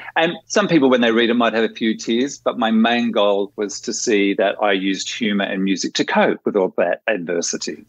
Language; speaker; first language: English; native; English